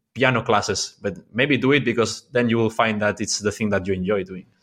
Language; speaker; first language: English; non-native, fluent; Spanish